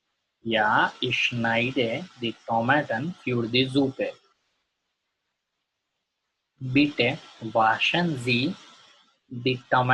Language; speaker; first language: German; non-native, learner; Gujarati